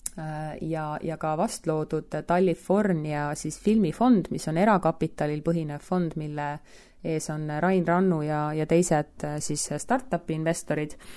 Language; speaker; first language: Estonian; native; Estonian